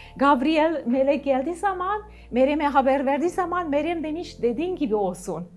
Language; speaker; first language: Turkish; non-native, fluent; Romanian